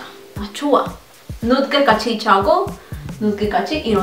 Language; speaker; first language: Korean; non-native, learner; Spanish